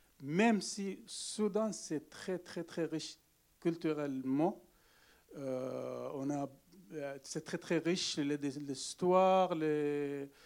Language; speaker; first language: French; non-native, learner; Arabic